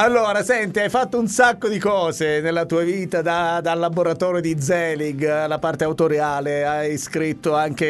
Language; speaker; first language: Italian; native; Italian